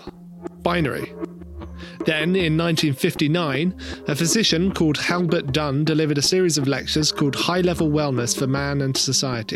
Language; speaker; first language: English; native; English